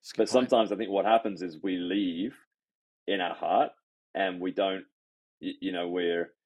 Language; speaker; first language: English; native; English